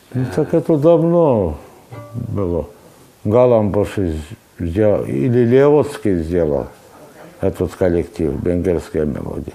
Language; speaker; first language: Russian; non-native, local second language; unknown